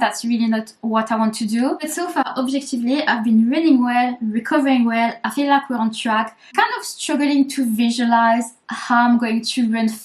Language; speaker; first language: English; native; English